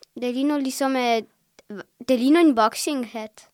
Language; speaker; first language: Danish; early bilingual, other home language; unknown